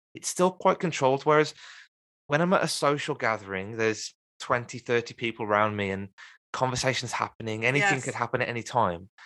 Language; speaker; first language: English; native; English